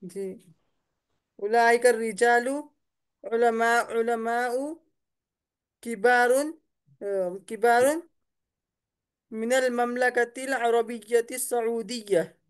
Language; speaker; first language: Arabic; non-native, learner; Urdu